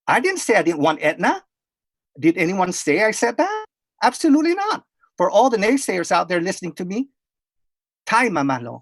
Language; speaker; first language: English; non-native, fluent; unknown